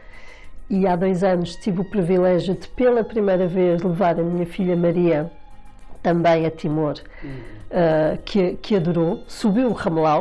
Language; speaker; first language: Portuguese; native; Portuguese